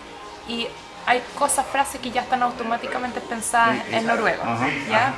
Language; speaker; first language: Spanish; early bilingual, heritage; Swedish